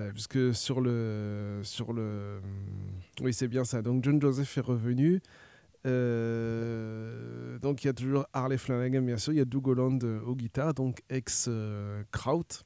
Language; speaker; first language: French; native; French